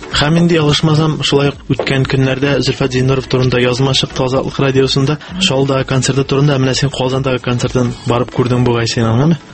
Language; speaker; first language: Tatar; native; Tatar